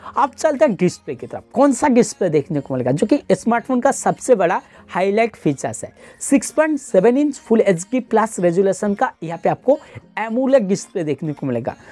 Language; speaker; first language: Hindi; non-native, local second language; Bangla